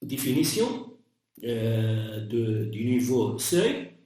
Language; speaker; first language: French; non-native, local second language; Arabic